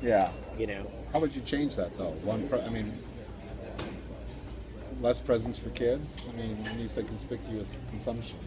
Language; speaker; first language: English; native; English